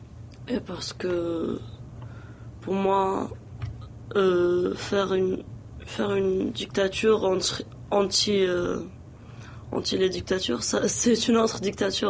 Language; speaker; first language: French; non-native, local second language; Arabic